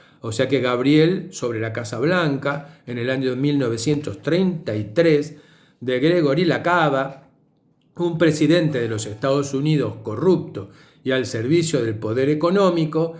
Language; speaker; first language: Spanish; native; Spanish